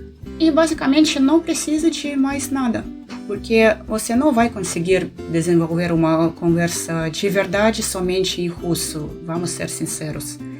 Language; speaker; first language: Portuguese; non-native, fluent; Russian